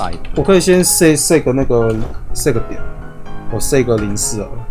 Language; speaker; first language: Chinese; native; Chinese